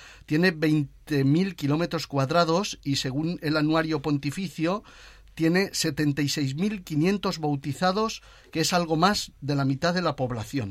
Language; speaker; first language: Spanish; native; Spanish